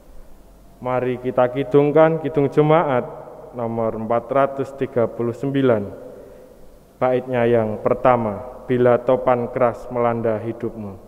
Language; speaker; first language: Indonesian; non-native, local second language; Javanese